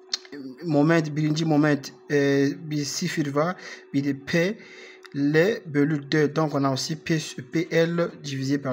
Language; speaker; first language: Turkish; non-native, learner; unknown